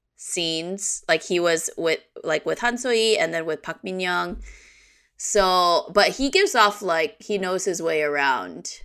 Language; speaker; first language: English; early bilingual, other home language; Korean